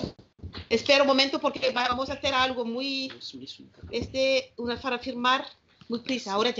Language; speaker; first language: Spanish; non-native, learner; Malagasy